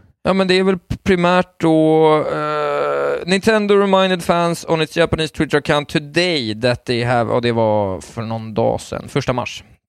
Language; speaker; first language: Swedish; native; Swedish